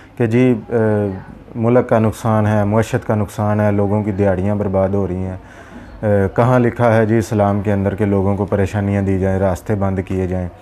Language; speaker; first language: Urdu; non-native, local second language; Punjabi